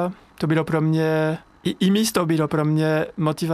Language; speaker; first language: Czech; non-native, learner; French